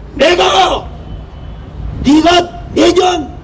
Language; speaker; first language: Korean; native; Korean